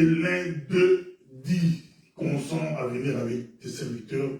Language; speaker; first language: French; non-native, local second language; Lingala